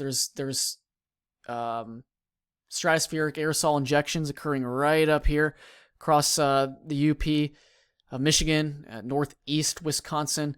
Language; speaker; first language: English; native; English